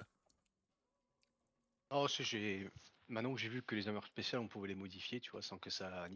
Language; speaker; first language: French; native; French